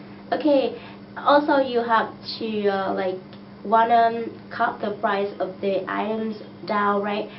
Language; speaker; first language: English; non-native, fluent; Vietnamese